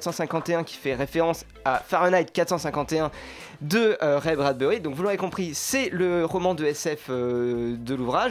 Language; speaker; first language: French; native; French